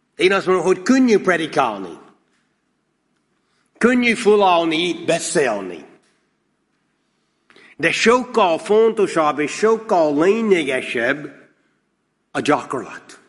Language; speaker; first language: Hungarian; non-native, fluent; English